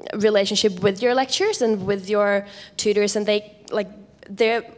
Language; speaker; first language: English; non-native, fluent; Swedish